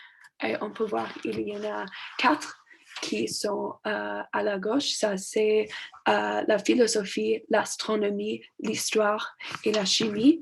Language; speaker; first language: French; non-native, learner; English